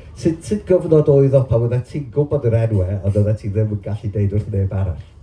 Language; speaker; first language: Welsh; native; Welsh